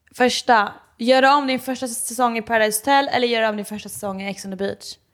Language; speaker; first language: Swedish; native; Swedish